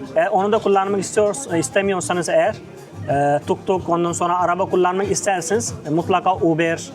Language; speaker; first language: Turkish; non-native, fluent; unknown